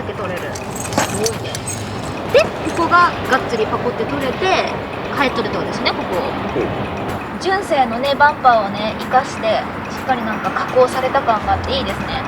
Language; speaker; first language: Japanese; native; Japanese